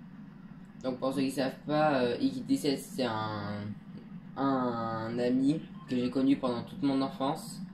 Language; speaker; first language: French; native; French